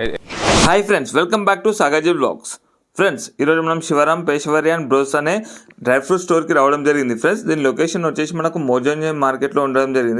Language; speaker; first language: Telugu; native; Telugu